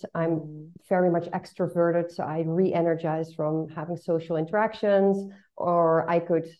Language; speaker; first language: English; non-native, fluent; Dutch